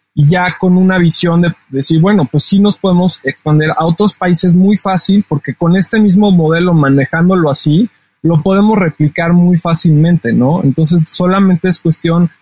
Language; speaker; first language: Spanish; native; Spanish